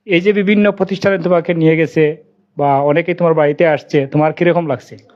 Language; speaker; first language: Bangla; native; Bangla